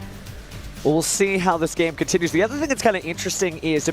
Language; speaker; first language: English; native; English